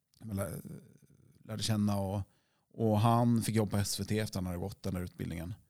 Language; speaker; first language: Swedish; native; Swedish